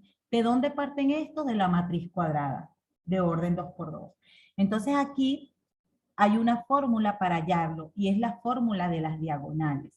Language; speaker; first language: Spanish; native; Spanish